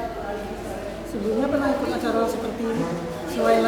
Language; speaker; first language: Indonesian; native; Indonesian